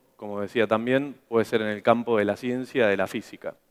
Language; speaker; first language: Spanish; native; Spanish